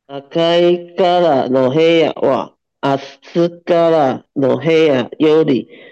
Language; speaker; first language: Japanese; non-native, learner; Chinese